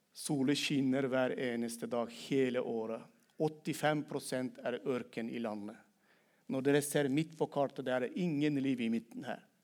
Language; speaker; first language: Norwegian; non-native, fluent; Turkmen